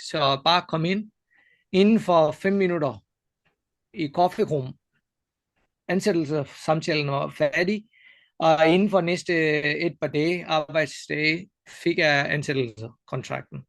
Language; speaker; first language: Danish; non-native, fluent; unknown